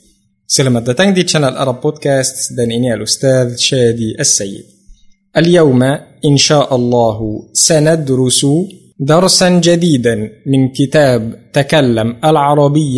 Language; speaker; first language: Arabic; non-native, fluent; Indonesian